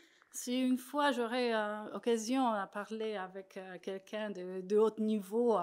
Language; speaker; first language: French; non-native, fluent; Polish